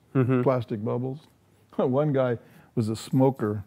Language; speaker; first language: English; native; English